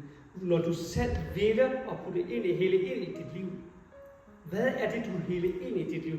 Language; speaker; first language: Danish; non-native, fluent; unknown